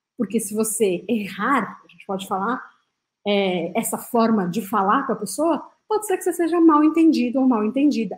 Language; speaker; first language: Portuguese; non-native, fluent; French